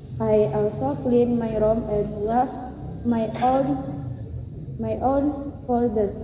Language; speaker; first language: English; non-native, learner; Indonesian